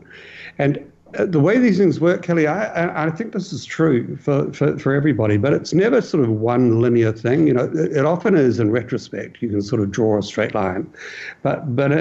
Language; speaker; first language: English; native; English